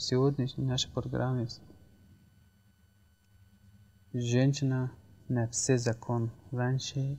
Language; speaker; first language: Russian; non-native, learner; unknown